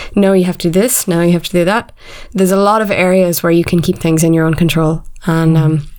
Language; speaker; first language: English; native; English